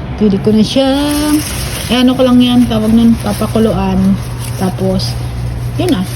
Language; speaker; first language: Filipino; non-native, local second language; Bikol